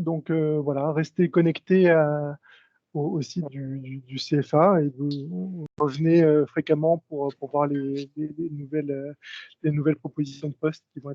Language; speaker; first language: French; native; French